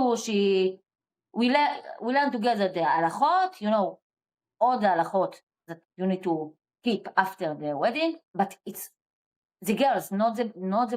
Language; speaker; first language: English; non-native, learner; Hebrew